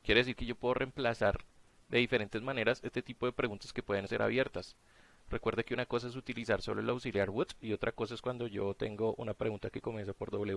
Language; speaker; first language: Spanish; native; Spanish